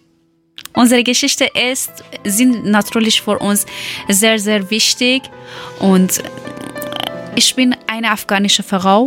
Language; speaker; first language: German; non-native, learner; Persian